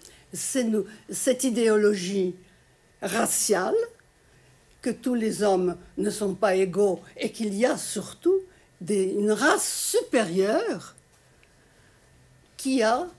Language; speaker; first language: French; non-native, fluent; Polish